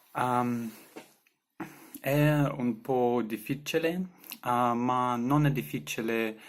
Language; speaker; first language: Italian; non-native, learner; Belarusian